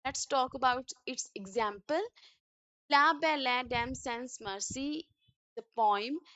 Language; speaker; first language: English; non-native, local second language; Punjabi